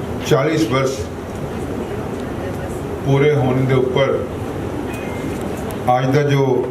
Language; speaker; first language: Hindi; non-native, local second language; Punjabi